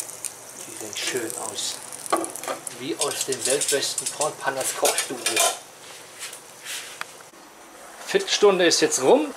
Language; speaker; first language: German; native; German